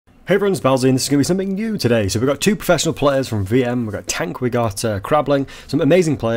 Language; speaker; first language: English; native; English